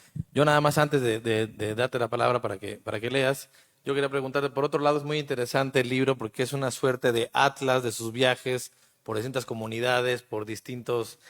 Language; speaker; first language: Spanish; native; Spanish